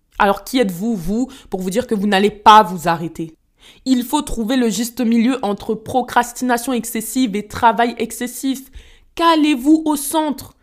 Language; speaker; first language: French; early bilingual, other home language; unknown